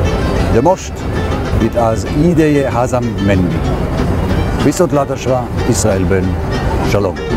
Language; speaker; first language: Hungarian; non-native, learner; Hebrew